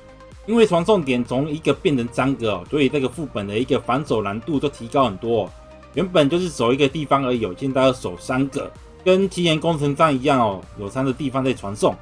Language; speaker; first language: Chinese; native; Chinese